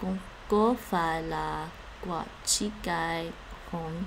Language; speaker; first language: Vietnamese; non-native, learner; English